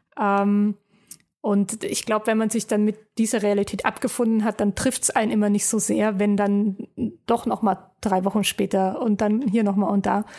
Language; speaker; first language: German; native; German